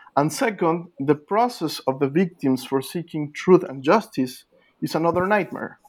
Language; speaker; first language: English; non-native, fluent; Spanish